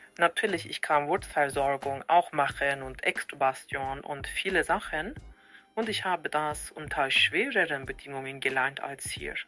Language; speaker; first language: German; non-native, fluent; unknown